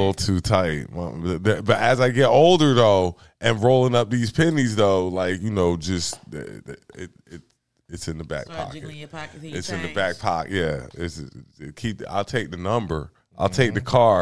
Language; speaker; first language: English; native; English